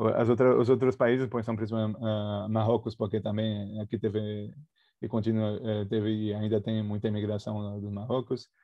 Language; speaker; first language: Portuguese; non-native, fluent; Spanish